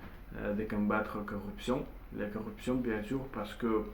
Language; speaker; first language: French; non-native, learner; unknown